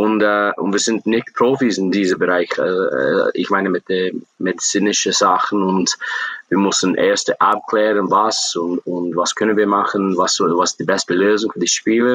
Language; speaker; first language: German; non-native, fluent; English